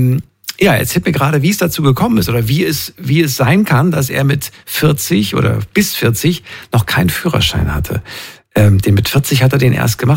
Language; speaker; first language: German; native; German